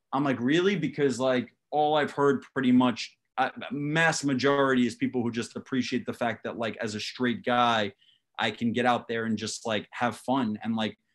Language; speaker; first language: English; native; English